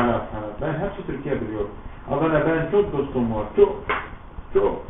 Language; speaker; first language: Turkish; non-native, learner; Arabic